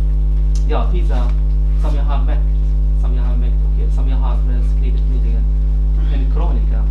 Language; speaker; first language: Swedish; non-native, fluent; Arabic